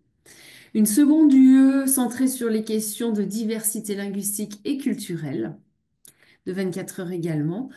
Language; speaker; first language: French; native; French